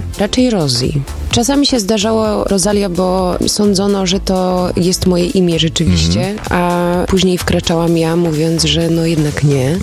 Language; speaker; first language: Polish; early bilingual, heritage; Polish